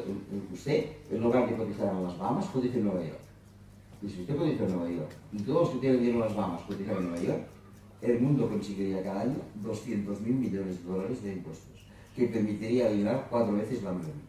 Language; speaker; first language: Spanish; non-native, local second language; Catalan